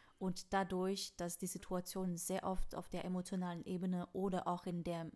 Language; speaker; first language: German; non-native, fluent; French